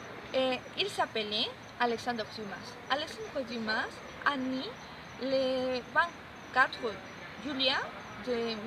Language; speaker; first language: French; non-native, learner; Spanish